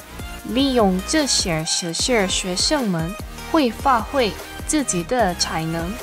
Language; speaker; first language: Chinese; non-native, learner; Korean